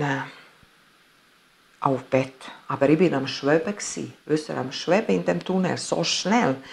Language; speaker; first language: German; non-native, fluent; Italian